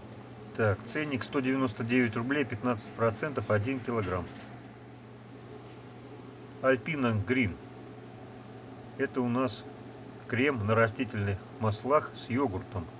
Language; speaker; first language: Russian; native; Russian